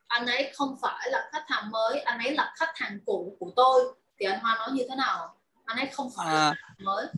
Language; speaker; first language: Vietnamese; native; Vietnamese